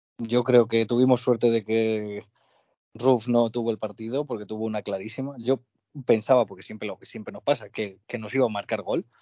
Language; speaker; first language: Spanish; native; Spanish